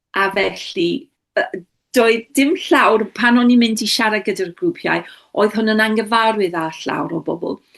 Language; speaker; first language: Welsh; non-native, local second language; English